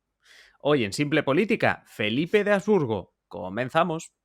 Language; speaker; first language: Spanish; native; Spanish